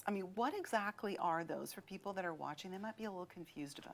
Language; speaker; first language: English; native; English